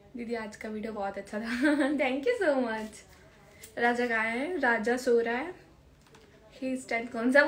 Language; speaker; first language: Hindi; native; Hindi